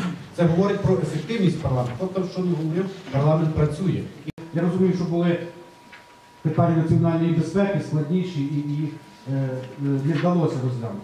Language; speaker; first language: Ukrainian; native; Ukrainian